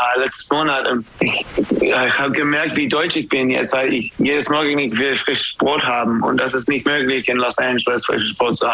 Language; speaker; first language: German; non-native, learner; English